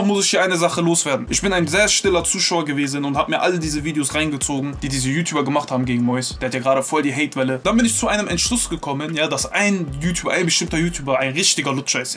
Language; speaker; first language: German; native; German